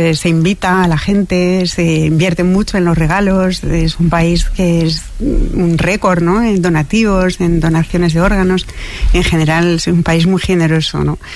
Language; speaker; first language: Spanish; non-native, fluent; French